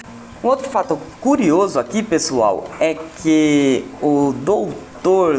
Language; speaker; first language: Portuguese; native; Portuguese